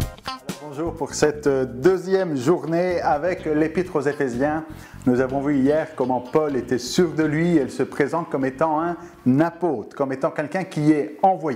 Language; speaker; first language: French; native; French